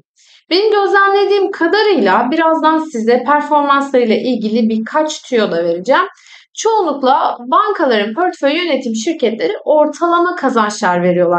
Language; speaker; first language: Turkish; native; Turkish